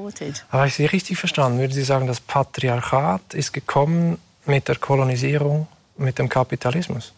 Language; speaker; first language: German; native; German